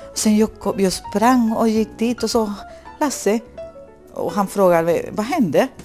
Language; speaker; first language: Swedish; non-native, fluent; Spanish